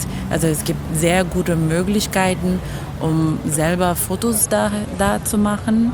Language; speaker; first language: German; non-native, fluent; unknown